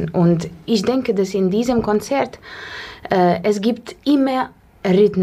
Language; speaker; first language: German; non-native, fluent; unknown